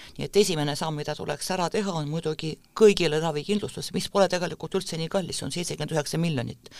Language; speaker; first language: Estonian; non-native, local second language; Russian